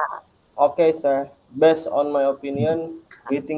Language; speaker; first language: English; non-native, local second language; Indonesian